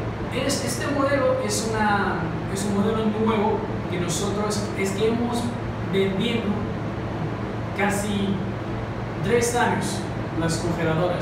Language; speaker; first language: Spanish; non-native, learner; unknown